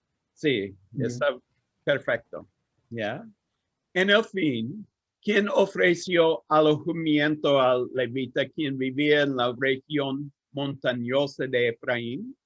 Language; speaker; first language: Spanish; non-native, learner; English